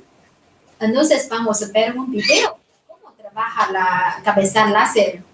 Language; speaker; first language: Spanish; non-native, fluent; Chinese